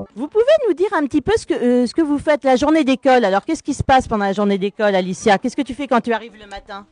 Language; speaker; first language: French; native; French